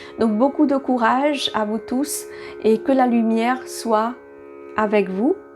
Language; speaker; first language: French; non-native, local second language; Bhojpuri